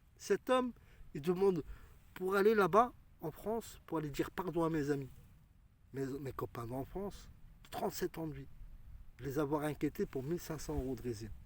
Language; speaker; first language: French; early bilingual, other home language; Arabic